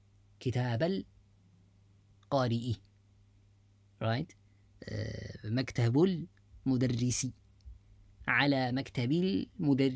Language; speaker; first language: Arabic; non-native, fluent; English